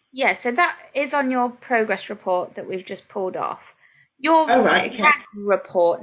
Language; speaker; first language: English; native; English